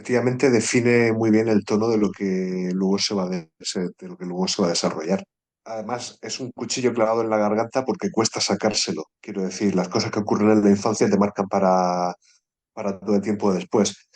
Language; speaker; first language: Spanish; native; Spanish